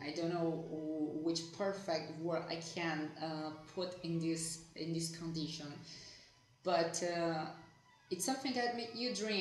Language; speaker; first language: English; non-native, fluent; Portuguese